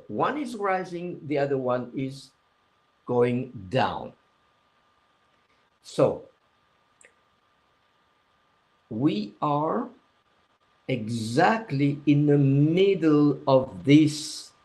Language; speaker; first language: English; non-native, fluent; French